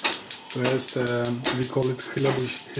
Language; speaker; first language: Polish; non-native, learner; Turkish